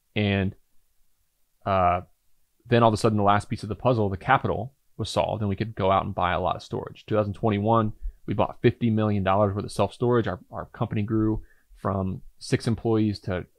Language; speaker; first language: English; native; English